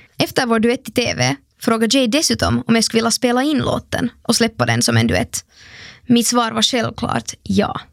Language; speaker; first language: Swedish; native; Swedish